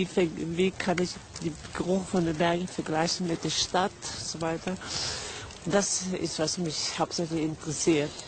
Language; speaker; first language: German; non-native, fluent; Norwegian